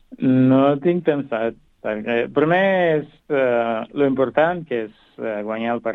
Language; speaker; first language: Catalan; non-native, fluent; Kabuverdianu